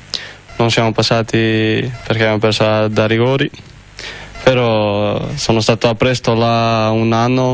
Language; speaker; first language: Italian; non-native, fluent; Croatian